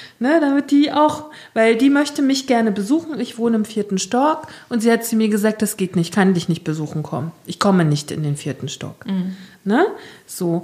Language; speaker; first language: German; native; German